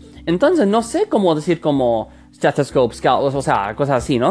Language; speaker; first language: Spanish; non-native, fluent; English